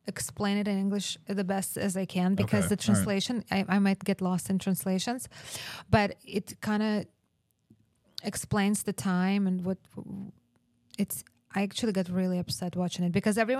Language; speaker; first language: English; non-native, fluent; Russian